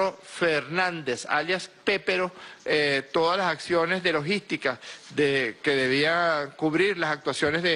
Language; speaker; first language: Spanish; native; Spanish